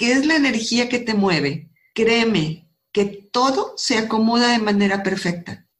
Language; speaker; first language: Spanish; native; Spanish